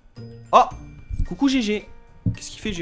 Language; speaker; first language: French; native; French